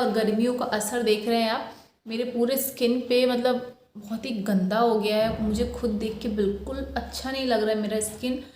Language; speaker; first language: Hindi; non-native, local second language; Bangla